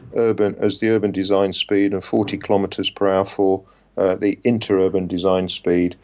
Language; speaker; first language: English; native; English